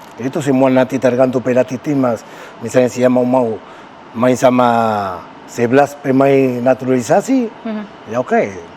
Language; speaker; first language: Indonesian; non-native, fluent; Spanish